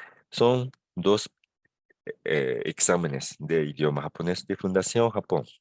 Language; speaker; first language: Spanish; non-native, fluent; Japanese